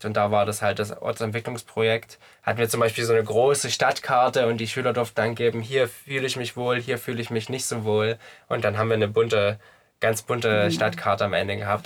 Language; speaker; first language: German; native; German